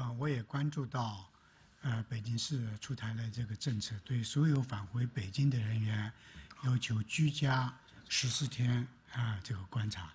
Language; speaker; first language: Chinese; native; Chinese